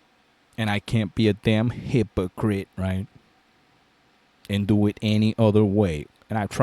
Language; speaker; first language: English; native; English